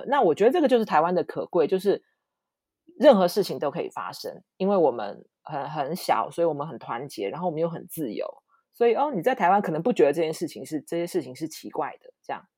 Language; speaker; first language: Chinese; native; Chinese